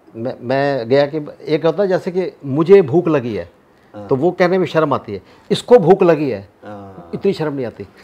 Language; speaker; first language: Hindi; native; Hindi